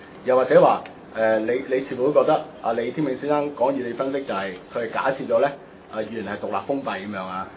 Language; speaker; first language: Chinese; non-native, local second language; Cantonese